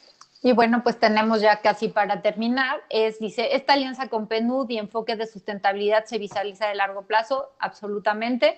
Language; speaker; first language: Spanish; native; Spanish